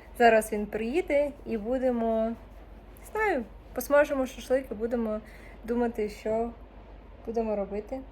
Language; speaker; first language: Ukrainian; non-native, local second language; Russian